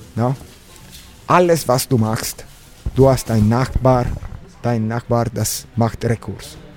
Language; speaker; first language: German; non-native, local second language; Italian